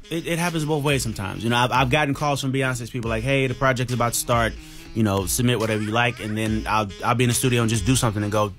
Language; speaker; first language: English; native; English